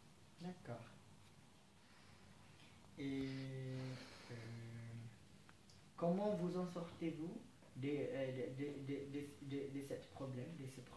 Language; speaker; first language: French; non-native, fluent; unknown